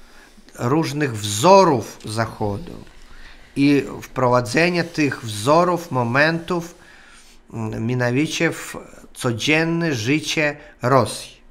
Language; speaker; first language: Polish; non-native, learner; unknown